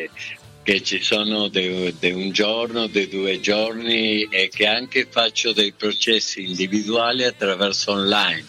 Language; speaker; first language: Italian; non-native, fluent; Spanish